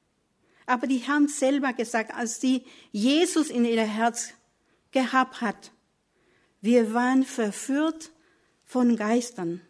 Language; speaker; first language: German; non-native, learner; Spanish